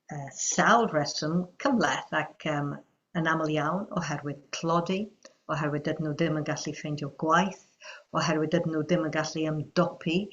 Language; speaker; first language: Welsh; non-native, fluent; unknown